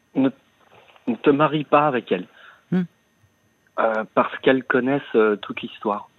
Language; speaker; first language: French; native; French